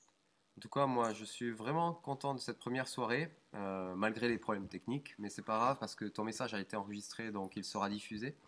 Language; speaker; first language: French; native; French